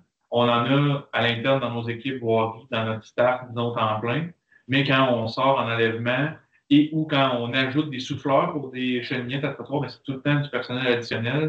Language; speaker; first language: French; native; French